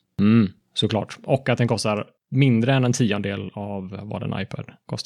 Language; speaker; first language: Swedish; native; Swedish